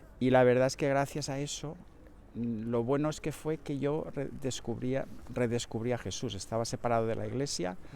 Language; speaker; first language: Spanish; native; Spanish